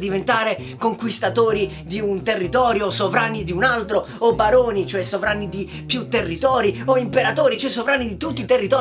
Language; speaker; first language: Italian; native; Italian